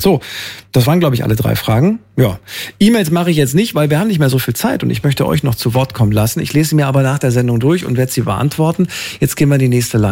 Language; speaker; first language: German; native; German